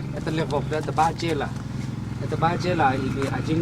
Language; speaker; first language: Russian; non-native, learner; Burmese